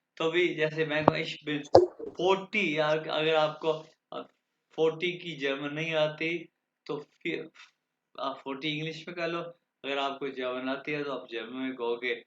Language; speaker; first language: Urdu; non-native, local second language; Punjabi